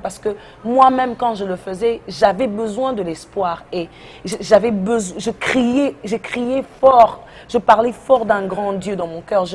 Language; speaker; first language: French; non-native, local second language; Lingala